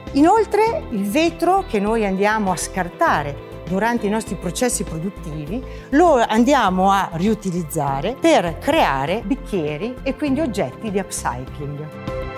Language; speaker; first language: Italian; native; Italian